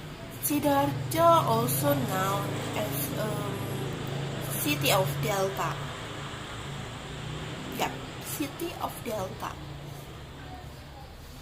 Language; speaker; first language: English; non-native, learner; Indonesian